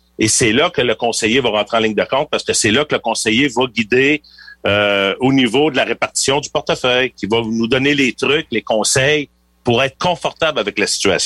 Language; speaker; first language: French; native; French